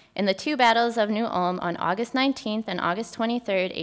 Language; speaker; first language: English; native; English